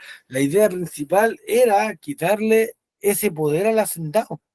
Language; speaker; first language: Spanish; native; Spanish